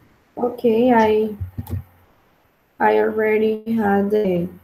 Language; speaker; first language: English; non-native, learner; Spanish